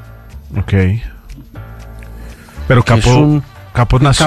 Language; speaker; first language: Spanish; native; Spanish